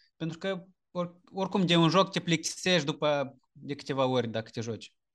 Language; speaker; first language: Romanian; native; Romanian